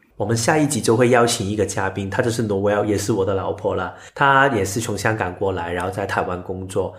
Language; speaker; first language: Chinese; non-native, local second language; Cantonese